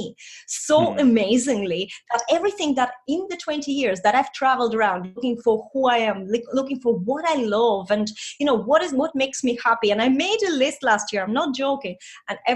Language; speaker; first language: English; non-native, fluent; Russian